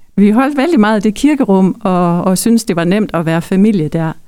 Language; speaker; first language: Danish; native; Danish